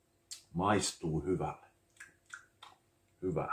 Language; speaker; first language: Finnish; native; Finnish